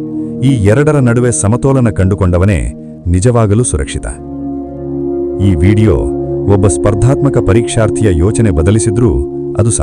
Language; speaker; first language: Kannada; native; Kannada